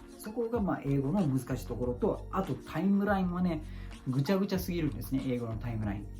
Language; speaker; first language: Japanese; non-native, fluent; Malay